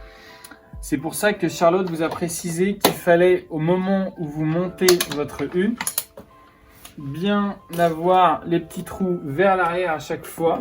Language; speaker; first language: French; native; French